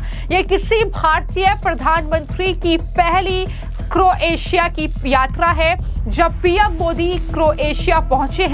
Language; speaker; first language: Hindi; native; Hindi